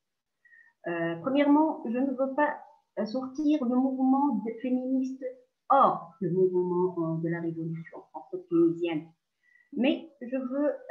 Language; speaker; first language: French; non-native, local second language; Arabic